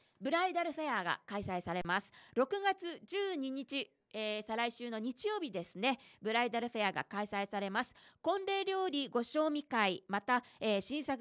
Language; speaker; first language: Japanese; native; Japanese